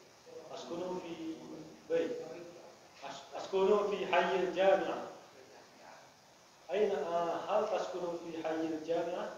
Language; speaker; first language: Arabic; non-native, learner; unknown